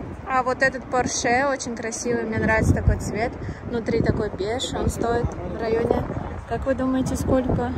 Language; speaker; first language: Russian; native; Russian